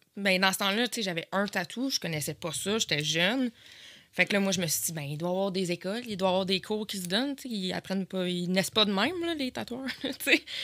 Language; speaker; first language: French; native; French